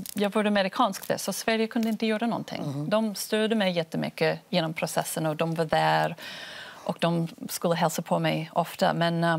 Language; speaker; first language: Swedish; non-native, fluent; Spanish